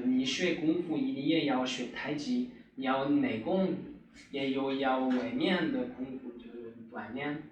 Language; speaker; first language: Chinese; non-native, learner; French